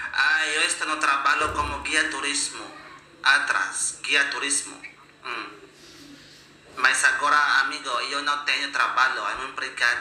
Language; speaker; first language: Portuguese; non-native, learner; Indonesian